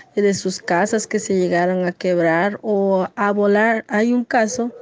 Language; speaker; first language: Spanish; native; Spanish